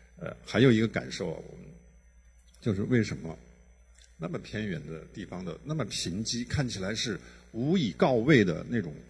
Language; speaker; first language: Chinese; native; Chinese